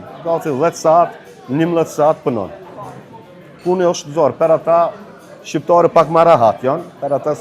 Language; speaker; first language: Albanian; early bilingual, heritage; Turkish